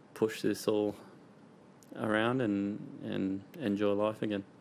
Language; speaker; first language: English; early bilingual, other home language; Spanish